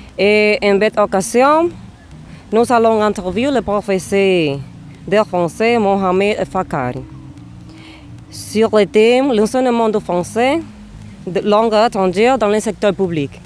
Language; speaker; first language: French; non-native, learner; Spanish